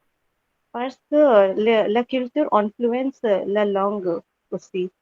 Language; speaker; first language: French; non-native, fluent; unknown